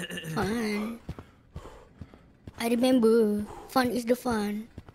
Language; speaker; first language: English; non-native, local second language; Malay